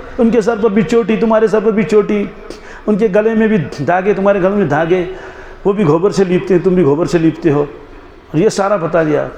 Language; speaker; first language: Urdu; non-native, local second language; Kashmiri